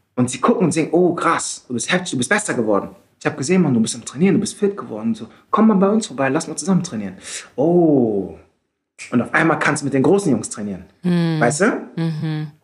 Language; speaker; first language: German; native; German